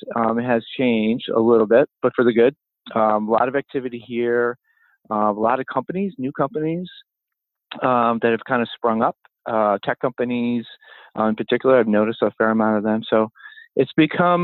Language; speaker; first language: English; native; English